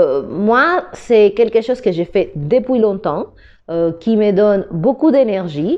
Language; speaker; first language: French; non-native, fluent; Spanish